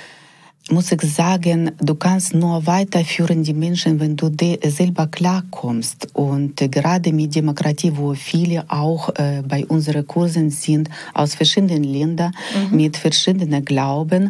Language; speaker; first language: German; non-native, fluent; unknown